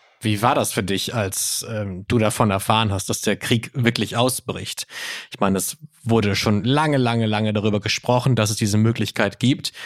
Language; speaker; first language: German; native; German